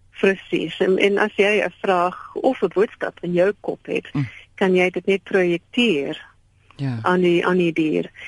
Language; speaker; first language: Afrikaans; non-native, local second language; English